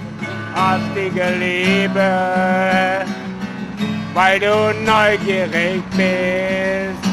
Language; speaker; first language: German; native; German